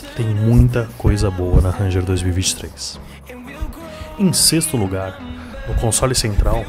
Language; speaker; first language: Portuguese; native; Portuguese